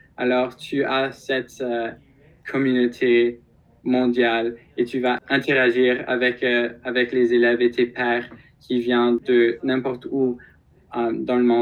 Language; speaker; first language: French; non-native, local second language; English